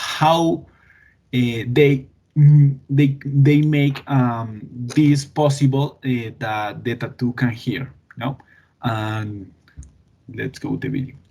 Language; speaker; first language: English; non-native, learner; Spanish